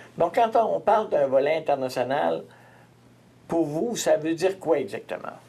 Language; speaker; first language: French; native; French